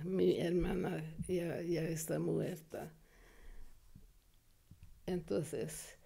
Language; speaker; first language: Spanish; non-native, fluent; Hungarian